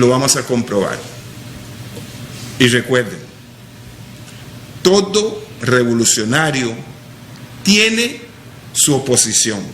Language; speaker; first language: Spanish; non-native, local second language; English